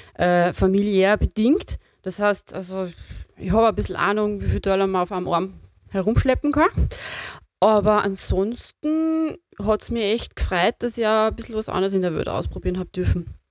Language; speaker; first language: German; native; German